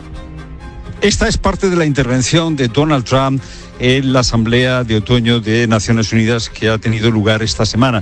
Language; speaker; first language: Spanish; native; Spanish